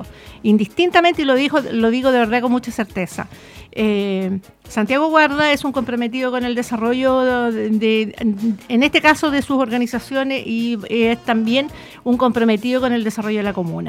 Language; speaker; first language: Spanish; native; Spanish